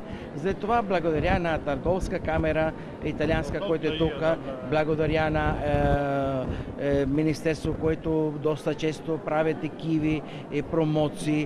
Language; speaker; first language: Bulgarian; non-native, fluent; Italian